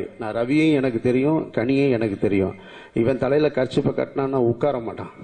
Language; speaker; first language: Tamil; native; Tamil